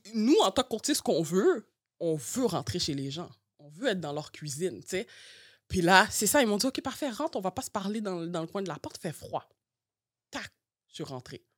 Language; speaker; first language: French; early bilingual, other home language; Haitian Creole